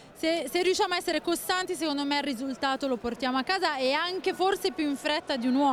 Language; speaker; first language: Italian; native; Italian